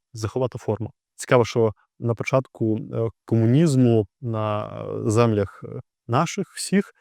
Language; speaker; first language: Ukrainian; native; Ukrainian